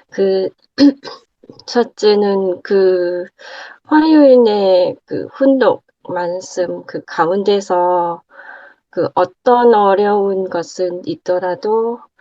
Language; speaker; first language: Korean; non-native, learner; Thai